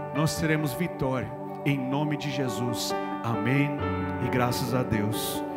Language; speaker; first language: Portuguese; non-native, fluent; English